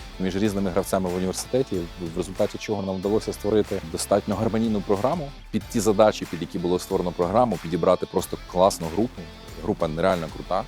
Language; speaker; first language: Ukrainian; native; Ukrainian